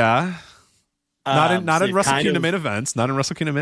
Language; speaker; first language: English; native; English